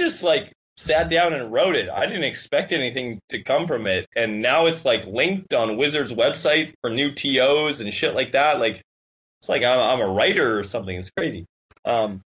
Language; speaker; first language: English; native; English